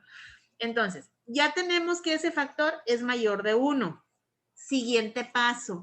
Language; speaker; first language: Spanish; native; Spanish